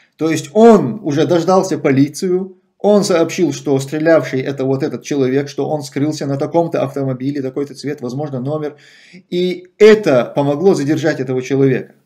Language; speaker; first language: Russian; non-native, local second language; Chechen